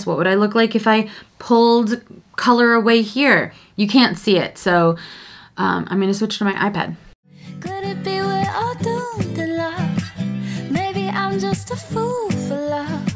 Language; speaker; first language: English; native; English